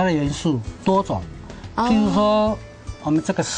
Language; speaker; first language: Chinese; native; Chinese